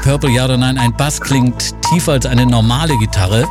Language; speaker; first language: German; native; German